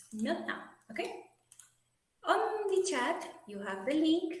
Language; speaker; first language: English; non-native, fluent; Spanish